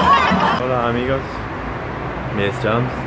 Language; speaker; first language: Spanish; non-native, learner; English